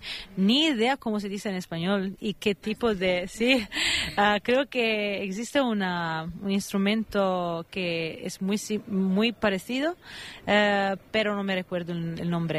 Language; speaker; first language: Spanish; non-native, fluent; Italian